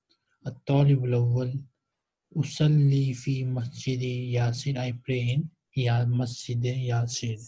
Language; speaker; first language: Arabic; non-native, fluent; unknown